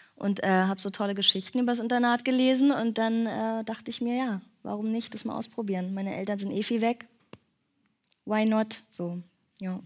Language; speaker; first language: German; native; German